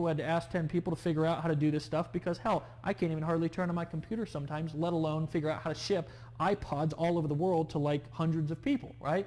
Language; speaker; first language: English; native; English